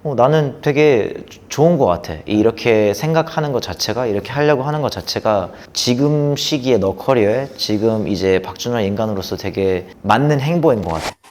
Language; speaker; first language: Korean; early bilingual, heritage; Korean